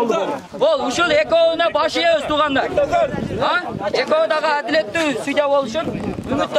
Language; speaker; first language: Kyrgyz; native; Kyrgyz